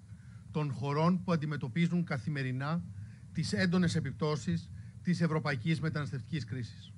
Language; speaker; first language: Greek; native; Greek